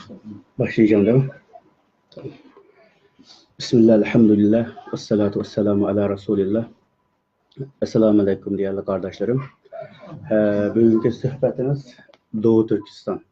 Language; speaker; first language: Turkish; non-native, learner; Uyghur